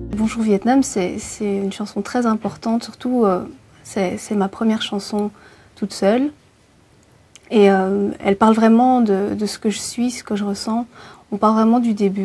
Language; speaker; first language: French; early bilingual, other home language; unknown